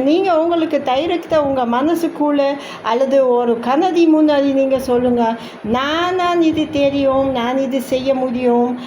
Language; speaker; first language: Tamil; non-native, learner; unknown